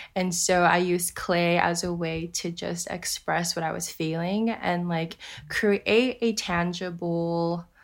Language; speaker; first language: English; early bilingual, other home language; Japanese